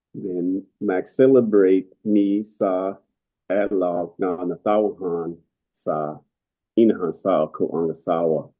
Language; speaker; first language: Cebuano; non-native, learner; English